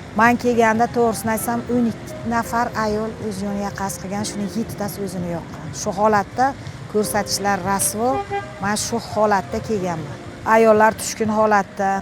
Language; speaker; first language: Uzbek; native; Uzbek